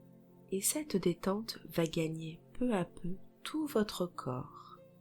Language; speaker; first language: French; native; French